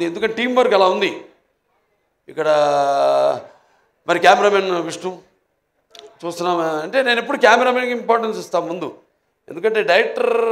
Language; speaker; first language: Telugu; native; Telugu